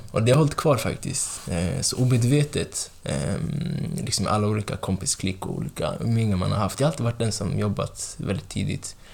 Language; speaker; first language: Swedish; early bilingual, other home language; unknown